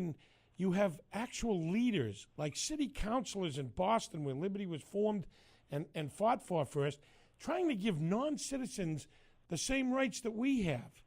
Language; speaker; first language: English; native; English